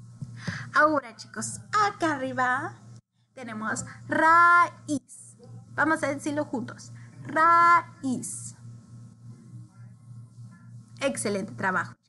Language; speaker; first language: Spanish; early bilingual, heritage; English